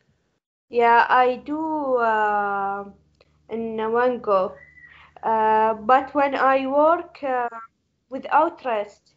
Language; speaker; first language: English; non-native, learner; Arabic